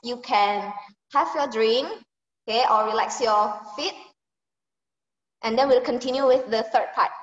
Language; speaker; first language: English; non-native, fluent; Indonesian